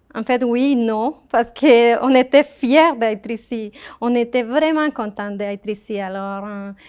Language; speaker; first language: French; non-native, fluent; Spanish